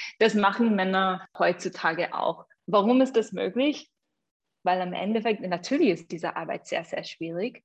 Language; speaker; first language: German; non-native, fluent; English